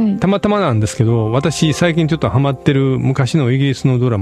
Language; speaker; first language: Japanese; native; Japanese